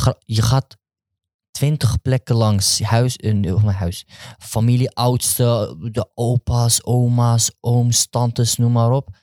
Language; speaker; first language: Dutch; early bilingual, other home language; Turkish